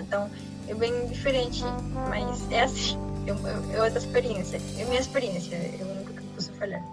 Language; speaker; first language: Portuguese; non-native, fluent; Spanish